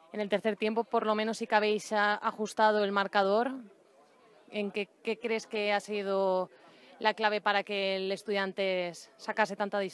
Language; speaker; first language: Spanish; native; Spanish